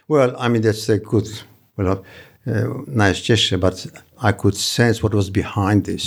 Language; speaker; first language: English; non-native, fluent; Polish